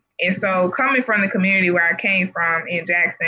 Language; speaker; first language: English; native; English